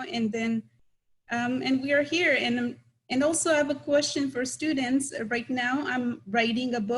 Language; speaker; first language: English; non-native, local second language; Punjabi